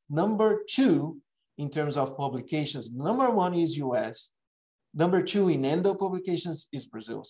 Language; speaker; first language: English; non-native, fluent; Portuguese